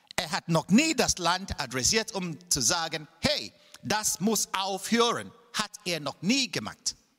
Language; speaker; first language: German; non-native, fluent; Igbo